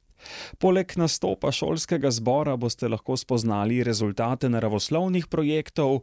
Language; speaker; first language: Slovenian; native; Slovenian